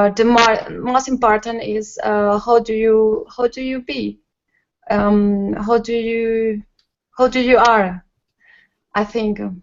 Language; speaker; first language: English; non-native, learner; Spanish